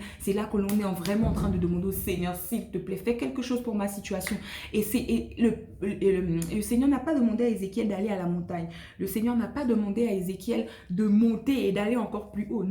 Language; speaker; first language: French; native; French